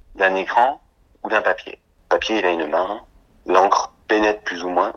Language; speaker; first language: French; native; French